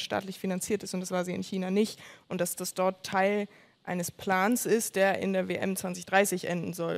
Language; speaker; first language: German; native; German